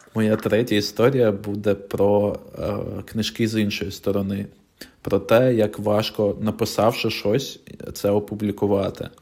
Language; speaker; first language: Ukrainian; non-native, local second language; Russian